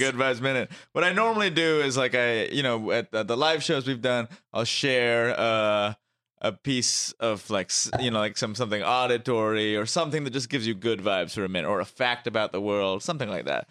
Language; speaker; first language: English; non-native, local second language; Hindi